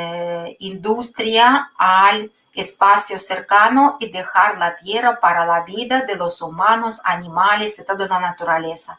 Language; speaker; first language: Spanish; non-native, fluent; Russian